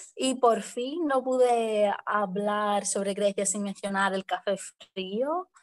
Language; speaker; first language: Spanish; non-native, fluent; Greek